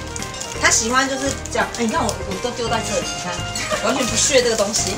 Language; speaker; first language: Chinese; native; Chinese